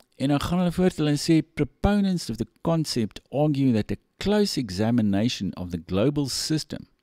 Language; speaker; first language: English; non-native, local second language; Afrikaans